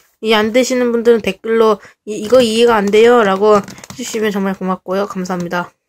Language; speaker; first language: Korean; native; Korean